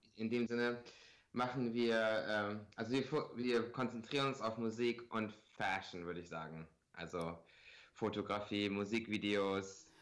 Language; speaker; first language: German; native; German